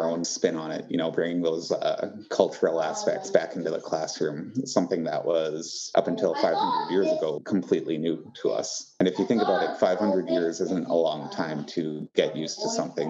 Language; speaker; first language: English; native; English